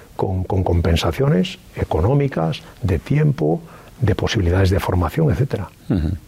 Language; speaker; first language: Spanish; native; Spanish